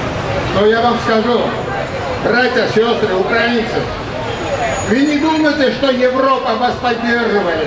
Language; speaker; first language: Russian; non-native, local second language; Armenian